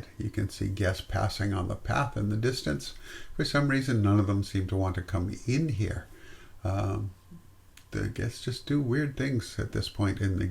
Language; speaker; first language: English; native; English